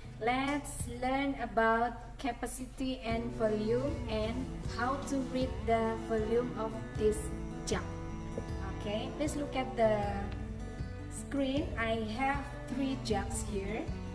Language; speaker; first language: English; non-native, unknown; Indonesian